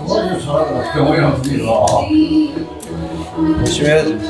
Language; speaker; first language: Korean; native; Korean